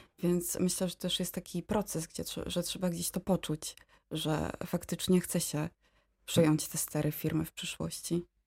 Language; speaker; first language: Polish; native; Polish